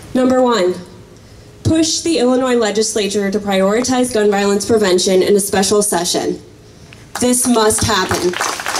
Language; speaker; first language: English; native; English